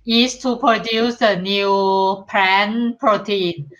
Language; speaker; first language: English; non-native, learner; Thai